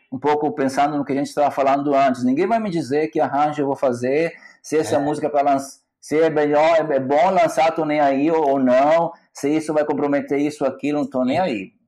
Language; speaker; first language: Portuguese; non-native, fluent; Italian